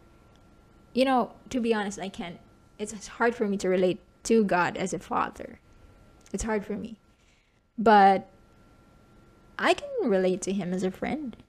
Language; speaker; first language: English; non-native, local second language; Cebuano